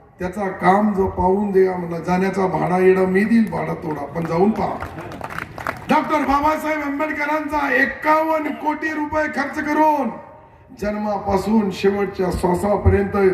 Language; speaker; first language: Marathi; non-native, local second language; Urdu